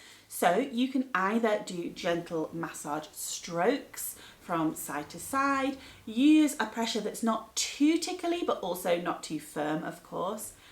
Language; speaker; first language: English; native; English